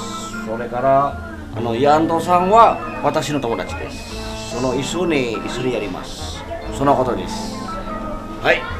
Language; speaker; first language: Japanese; non-native, learner; Sundanese